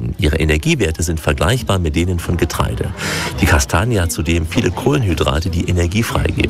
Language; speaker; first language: German; native; German